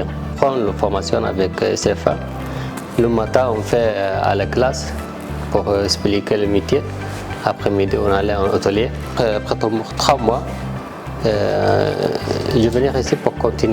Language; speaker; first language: French; non-native, learner; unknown